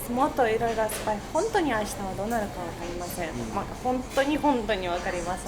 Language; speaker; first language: Japanese; non-native, fluent; Russian